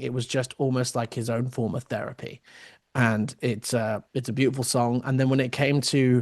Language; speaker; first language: English; native; English